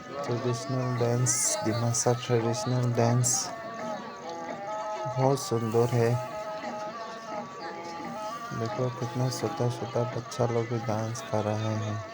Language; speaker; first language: Hindi; non-native, local second language; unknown